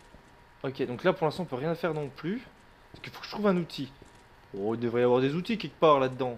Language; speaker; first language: French; native; French